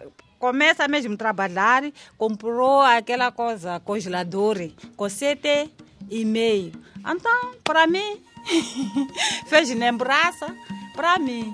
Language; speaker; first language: Portuguese; non-native, local second language; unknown